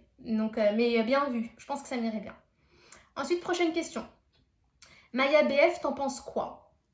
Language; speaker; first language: French; early bilingual, other home language; Arabic